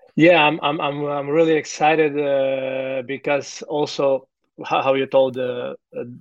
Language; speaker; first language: English; non-native, fluent; Croatian